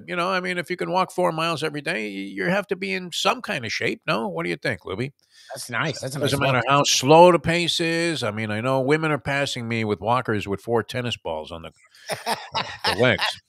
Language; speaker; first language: English; native; English